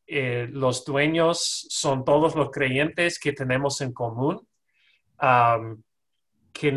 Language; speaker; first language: Spanish; non-native, fluent; English